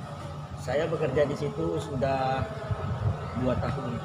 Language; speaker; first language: Indonesian; native; Indonesian